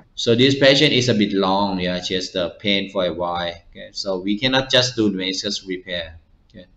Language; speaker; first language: English; non-native, fluent; Thai